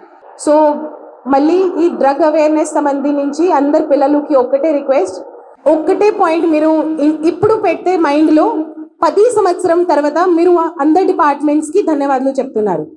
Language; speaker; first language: Telugu; non-native, fluent; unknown